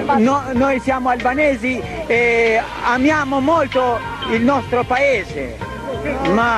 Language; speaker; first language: Italian; non-native, learner; Albanian